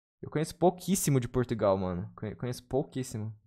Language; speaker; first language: Portuguese; native; Portuguese